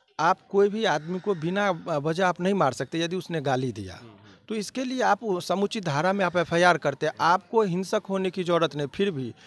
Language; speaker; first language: Hindi; native; Hindi